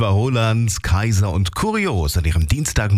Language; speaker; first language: German; native; German